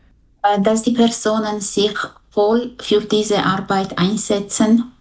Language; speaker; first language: German; non-native, fluent; Armenian